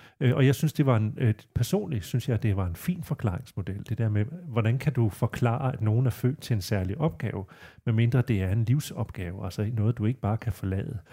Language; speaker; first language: Danish; native; Danish